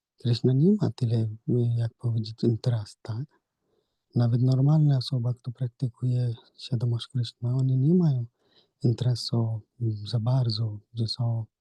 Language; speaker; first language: Polish; non-native, learner; Hindi